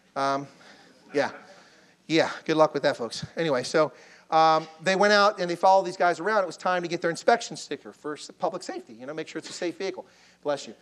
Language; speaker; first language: English; native; English